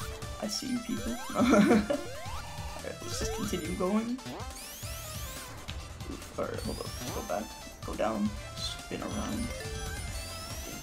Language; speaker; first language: English; native; English